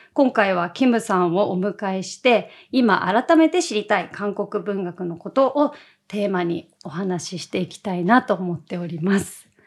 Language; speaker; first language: Japanese; native; Japanese